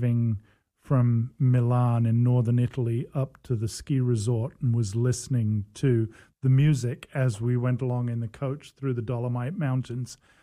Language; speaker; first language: English; native; English